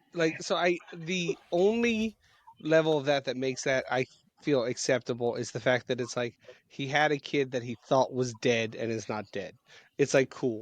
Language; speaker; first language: English; native; English